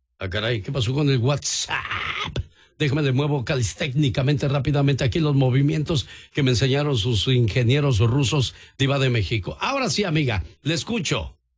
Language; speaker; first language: Spanish; native; Spanish